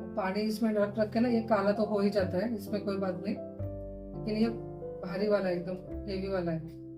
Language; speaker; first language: Hindi; non-native, local second language; Marathi